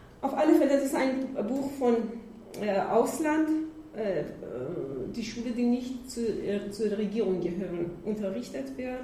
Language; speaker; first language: German; non-native, learner; Persian